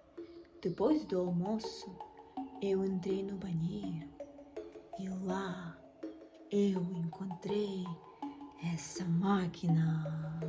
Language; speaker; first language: Portuguese; non-native, fluent; Russian